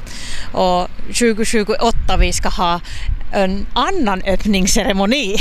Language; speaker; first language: Swedish; non-native, local second language; Finnish